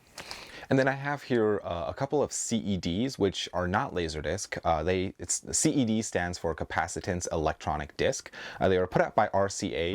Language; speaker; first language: English; native; English